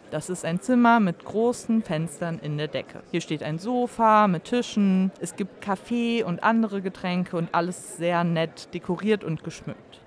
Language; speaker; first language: German; native; German